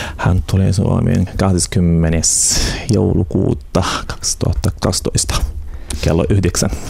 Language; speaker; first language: Finnish; non-native, learner; Arabic